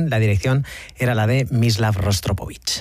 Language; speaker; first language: Spanish; native; Spanish